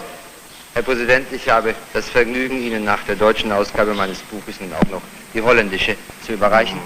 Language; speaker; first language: German; native; German